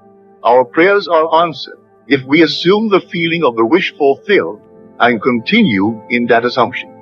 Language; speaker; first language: English; native; English